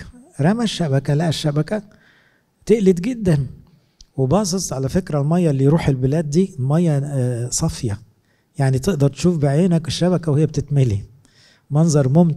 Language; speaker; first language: Arabic; native; Arabic